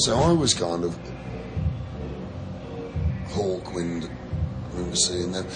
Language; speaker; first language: English; native; English